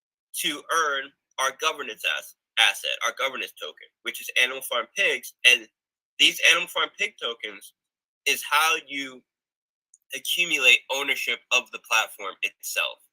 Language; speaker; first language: English; native; English